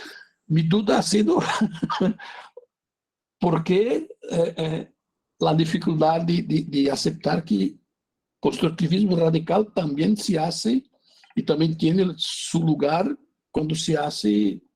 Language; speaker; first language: Spanish; non-native, fluent; Portuguese